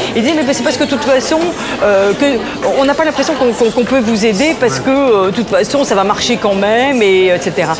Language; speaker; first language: French; native; French